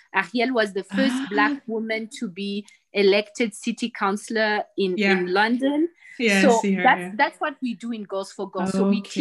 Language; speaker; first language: English; non-native, fluent; Rundi